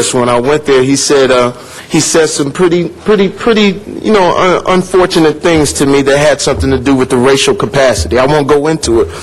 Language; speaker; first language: English; native; English